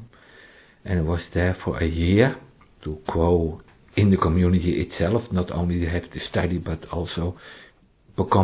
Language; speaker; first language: English; non-native, learner; Dutch